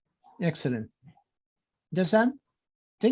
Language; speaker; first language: English; non-native, fluent; Spanish